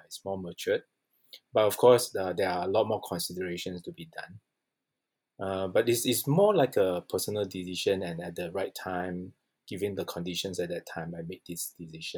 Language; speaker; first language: English; non-native, local second language; Chinese